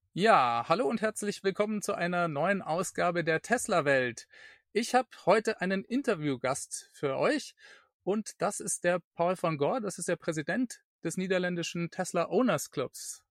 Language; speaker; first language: German; native; German